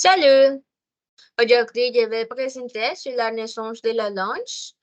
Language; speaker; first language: French; non-native, learner; Spanish